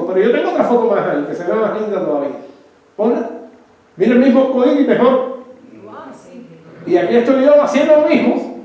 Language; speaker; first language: Spanish; native; Spanish